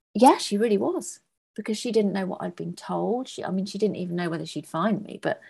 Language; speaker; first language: English; native; English